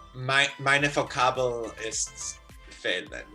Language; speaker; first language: German; non-native, learner; English